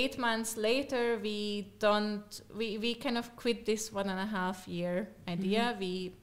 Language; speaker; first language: English; non-native, fluent; Slovak